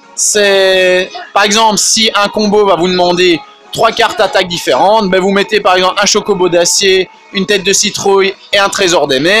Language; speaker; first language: French; native; French